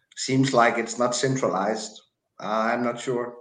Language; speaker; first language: English; non-native, fluent; Danish